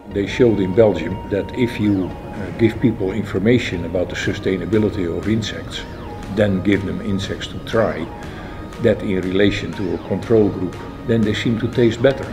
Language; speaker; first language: English; non-native, fluent; Dutch